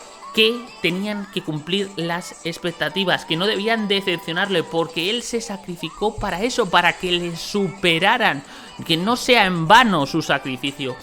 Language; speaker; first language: Spanish; native; Spanish